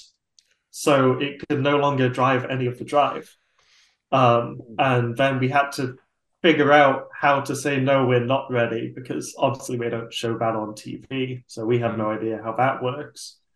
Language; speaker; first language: English; native; English